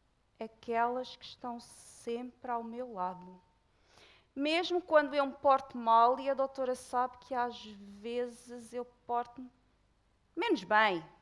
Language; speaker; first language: Portuguese; native; Portuguese